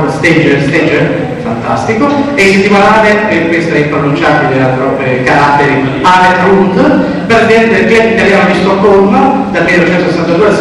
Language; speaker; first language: Italian; native; Italian